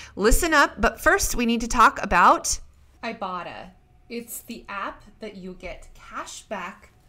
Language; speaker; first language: English; native; English